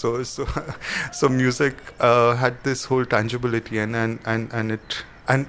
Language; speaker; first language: English; non-native, local second language; Hindi